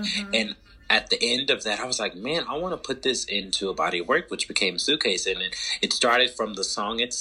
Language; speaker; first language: English; native; English